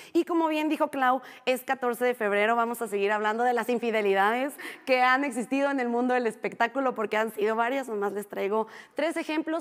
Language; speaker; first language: Spanish; native; Spanish